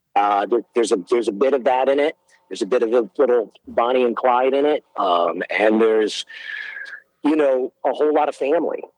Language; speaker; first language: English; native; English